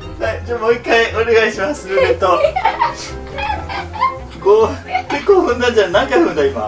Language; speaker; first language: Japanese; native; Japanese